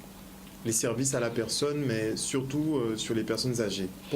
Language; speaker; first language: French; native; French